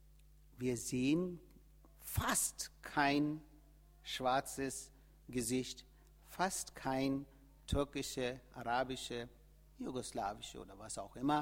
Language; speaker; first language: German; non-native, fluent; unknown